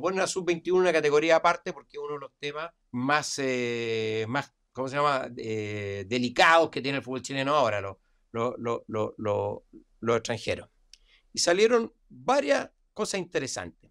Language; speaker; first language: Spanish; native; Spanish